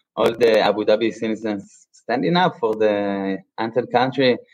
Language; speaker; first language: English; non-native, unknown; Hebrew